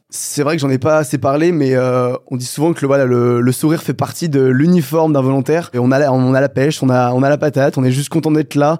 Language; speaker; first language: French; native; French